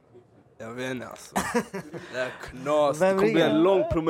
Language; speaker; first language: Swedish; early bilingual, other home language; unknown